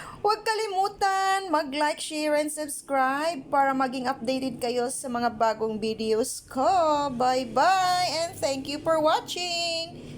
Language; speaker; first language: Filipino; native; Filipino